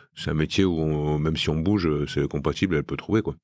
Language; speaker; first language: French; native; French